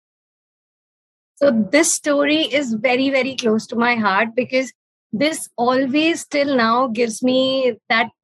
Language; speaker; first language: English; non-native, local second language; Punjabi